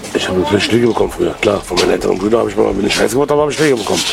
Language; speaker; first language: German; early bilingual, other home language; Arabic